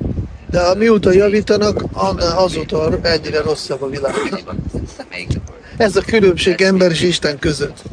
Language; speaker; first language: Hungarian; non-native, fluent; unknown